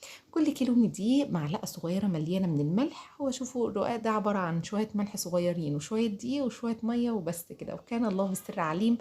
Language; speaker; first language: Arabic; native; Arabic